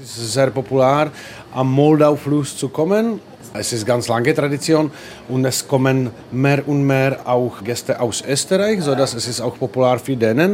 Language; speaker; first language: German; non-native, fluent; Czech